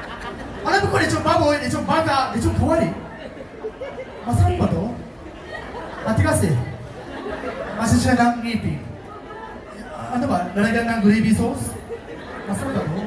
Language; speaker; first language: Filipino; non-native, fluent; Japanese